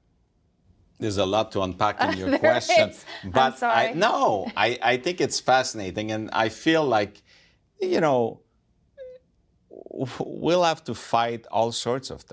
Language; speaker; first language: English; non-native, fluent; French